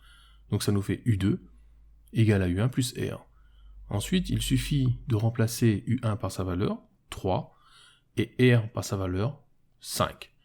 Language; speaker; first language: French; native; French